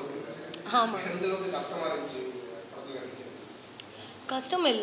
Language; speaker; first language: Tamil; non-native, learner; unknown